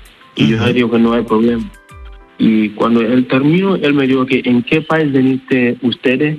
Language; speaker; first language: Spanish; non-native, learner; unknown